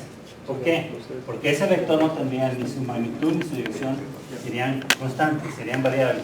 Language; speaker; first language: Spanish; native; Spanish